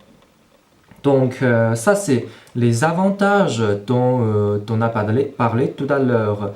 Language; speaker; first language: French; non-native, fluent; Chinese